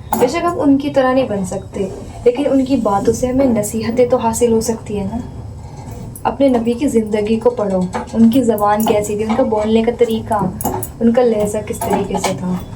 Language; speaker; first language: Hindi; native; Hindi